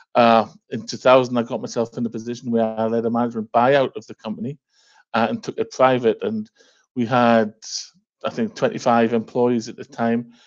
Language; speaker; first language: English; native; English